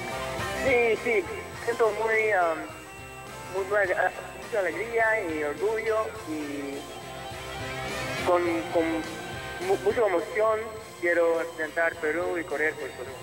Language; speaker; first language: Spanish; early bilingual, heritage; English